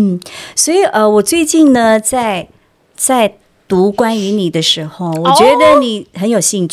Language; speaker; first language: Chinese; early bilingual, heritage; Chinese